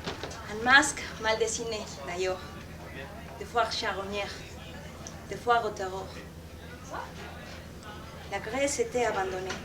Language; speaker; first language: French; non-native, fluent; Spanish